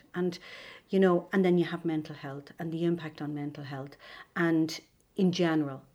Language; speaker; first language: English; native; English